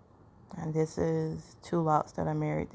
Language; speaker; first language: English; native; English